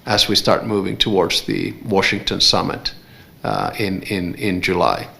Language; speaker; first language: English; non-native, fluent; Finnish